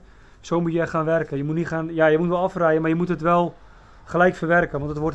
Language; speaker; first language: Dutch; native; Dutch